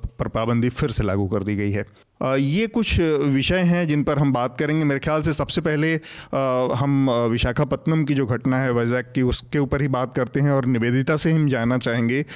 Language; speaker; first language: Hindi; native; Hindi